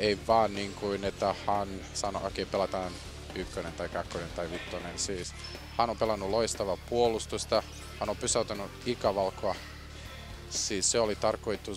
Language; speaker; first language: Finnish; non-native, fluent; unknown